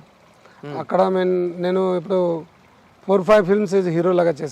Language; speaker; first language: Telugu; non-native, learner; Marathi